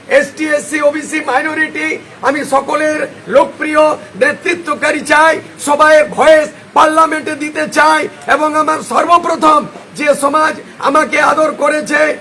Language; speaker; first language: Bangla; non-native, local second language; Santali